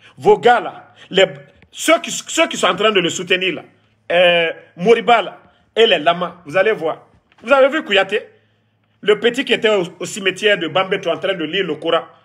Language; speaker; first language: French; non-native, local second language; Mandingo